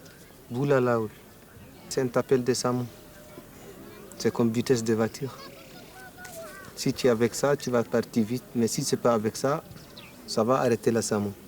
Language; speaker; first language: French; non-native, learner; Fula